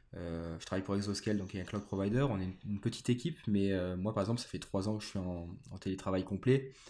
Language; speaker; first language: French; native; French